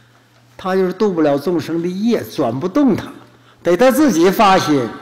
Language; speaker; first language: Chinese; native; Chinese